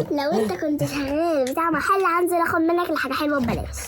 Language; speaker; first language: Arabic; native; Arabic